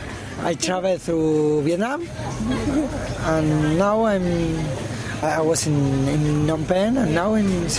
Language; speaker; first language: English; non-native, learner; Spanish